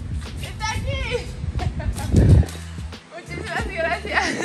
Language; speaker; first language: Spanish; non-native, learner; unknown